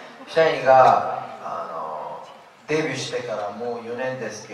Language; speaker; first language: Japanese; non-native, fluent; Korean